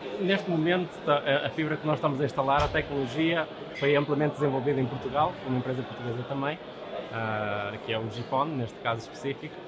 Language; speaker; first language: Portuguese; native; Portuguese